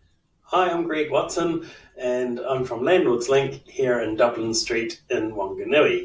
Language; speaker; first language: English; native; English